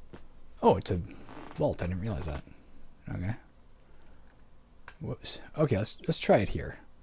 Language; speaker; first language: English; native; English